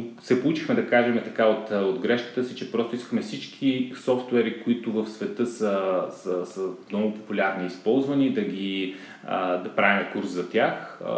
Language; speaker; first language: Bulgarian; native; Bulgarian